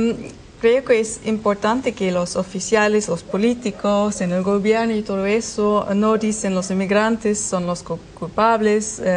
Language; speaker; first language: Spanish; non-native, fluent; German